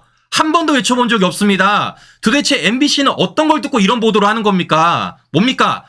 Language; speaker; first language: Korean; native; Korean